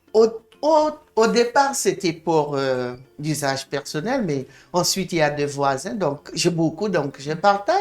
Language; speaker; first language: French; non-native, fluent; English